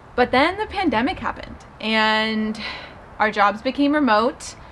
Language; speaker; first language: English; native; English